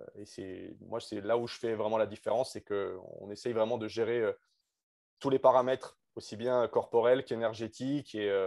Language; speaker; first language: French; native; French